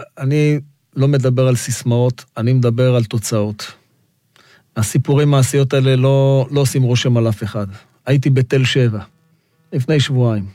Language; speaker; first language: Hebrew; non-native, local second language; Arabic